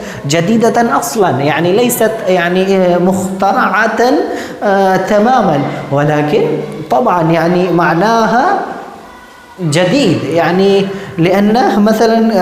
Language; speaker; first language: Arabic; non-native, fluent; Urdu